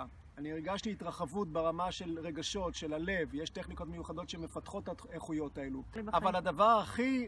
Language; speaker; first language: Hebrew; native; Hebrew